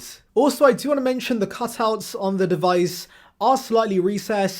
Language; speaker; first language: English; native; English